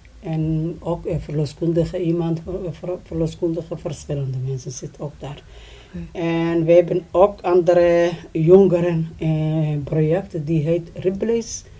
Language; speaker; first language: Dutch; non-native, learner; Somali